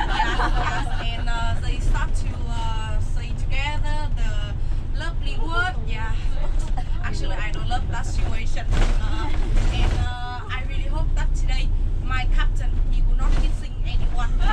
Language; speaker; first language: English; non-native, learner; Vietnamese